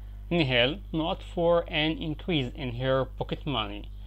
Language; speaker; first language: English; non-native, fluent; Arabic